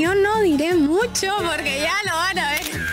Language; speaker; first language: Spanish; native; Spanish